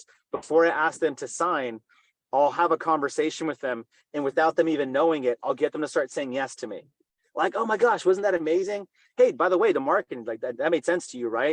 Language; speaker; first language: English; native; English